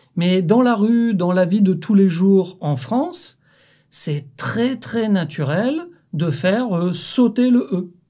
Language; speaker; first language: French; native; French